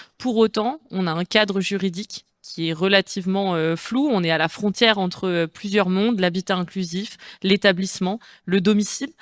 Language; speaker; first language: French; native; French